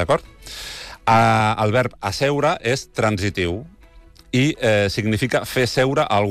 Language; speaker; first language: Catalan; native; Catalan